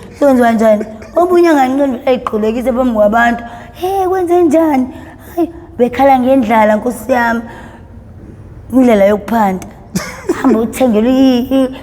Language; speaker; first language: Zulu; native; Zulu